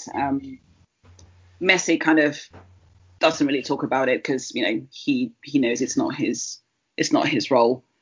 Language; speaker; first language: English; early bilingual, heritage; Spanish